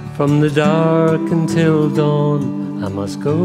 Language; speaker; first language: English; native; English